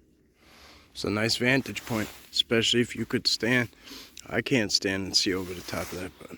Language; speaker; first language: English; native; English